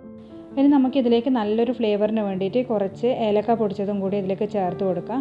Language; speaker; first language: Malayalam; native; Malayalam